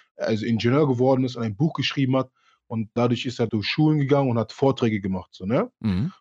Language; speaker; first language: German; early bilingual, other home language; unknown